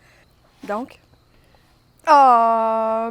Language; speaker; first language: French; native; French